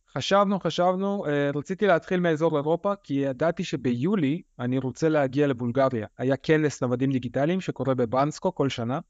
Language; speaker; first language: Hebrew; early bilingual, other home language; Russian